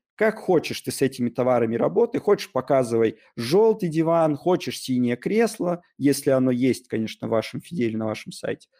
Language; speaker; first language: Russian; native; Russian